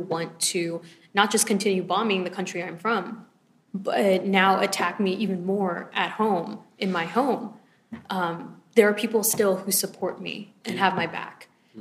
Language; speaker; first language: English; native; English